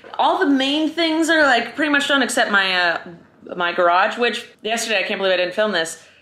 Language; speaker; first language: English; native; English